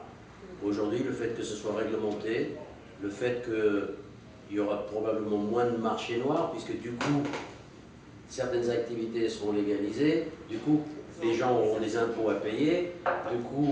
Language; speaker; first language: French; native; French